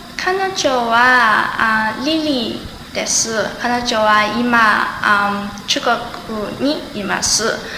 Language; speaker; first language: Japanese; non-native, learner; Chinese